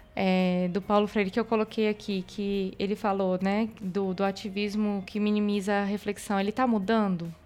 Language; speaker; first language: Portuguese; native; Portuguese